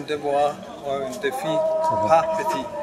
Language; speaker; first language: French; non-native, fluent; German